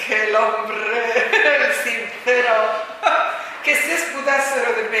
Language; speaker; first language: Italian; native; Italian